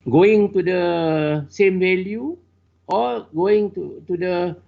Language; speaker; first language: English; non-native, local second language; Malay